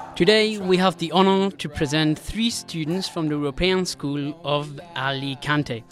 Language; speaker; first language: English; non-native, fluent; Spanish